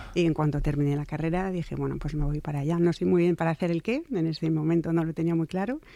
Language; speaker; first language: Spanish; non-native, fluent; French